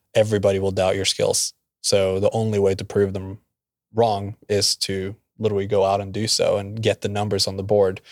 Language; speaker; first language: English; non-native, fluent; Norwegian